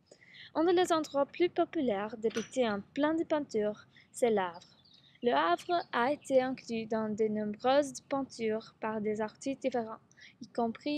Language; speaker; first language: French; non-native, learner; English